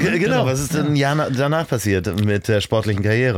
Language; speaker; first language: German; native; German